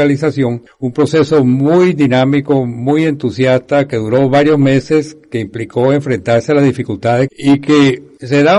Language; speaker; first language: Spanish; native; Spanish